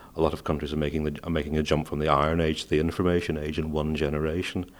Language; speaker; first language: English; native; English